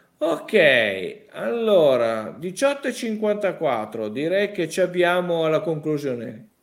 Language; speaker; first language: Italian; native; Italian